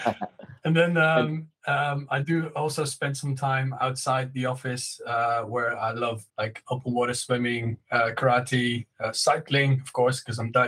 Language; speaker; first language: English; non-native, fluent; Dutch